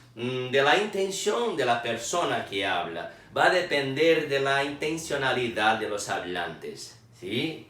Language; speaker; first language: Spanish; non-native, fluent; Portuguese